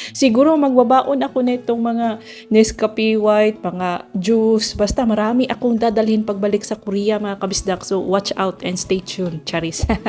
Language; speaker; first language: Filipino; non-native, local second language; Cebuano